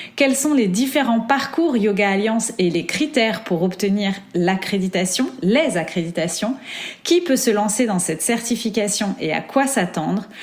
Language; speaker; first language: French; native; French